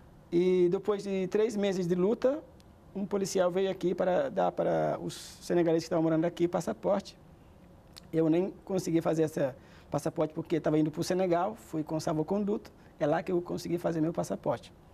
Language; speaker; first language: Portuguese; non-native, fluent; Wolof